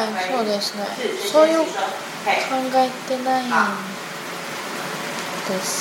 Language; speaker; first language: Japanese; non-native, learner; Chinese